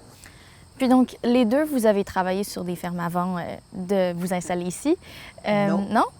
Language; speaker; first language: French; native; French